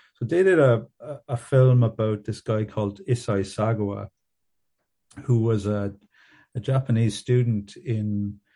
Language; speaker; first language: English; native; English